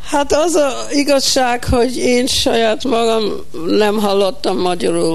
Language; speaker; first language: Hungarian; early bilingual, heritage; Hungarian